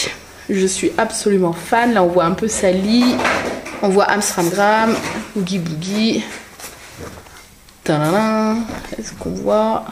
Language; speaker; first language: French; native; French